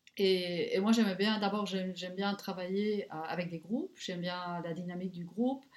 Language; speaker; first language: French; non-native, local second language; Luxembourgish